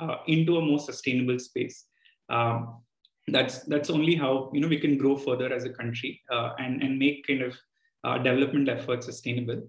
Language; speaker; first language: English; non-native, local second language; Telugu